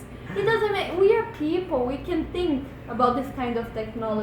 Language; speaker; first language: English; non-native, fluent; Portuguese